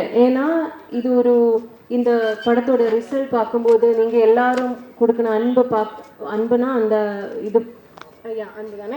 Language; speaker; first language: Tamil; non-native, learner; Malayalam